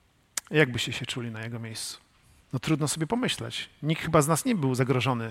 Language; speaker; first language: Polish; native; Polish